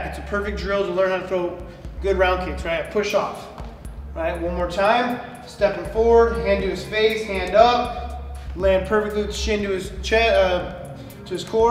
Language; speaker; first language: English; native; English